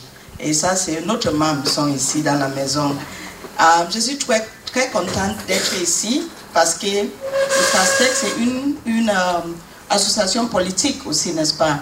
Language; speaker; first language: French; non-native, learner; English